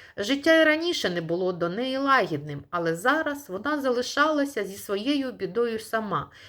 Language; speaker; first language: Ukrainian; non-native, local second language; Russian